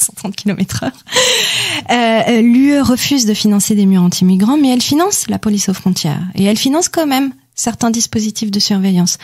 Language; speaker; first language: French; native; French